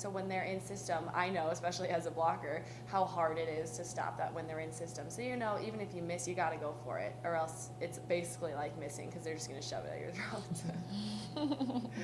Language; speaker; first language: English; native; English